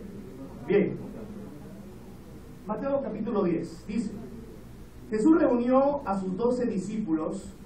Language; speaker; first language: Spanish; native; Spanish